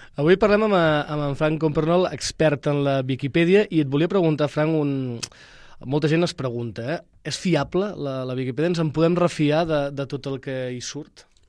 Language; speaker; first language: Catalan; native; Catalan